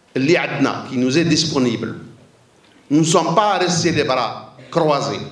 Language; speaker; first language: French; non-native, local second language; Arabic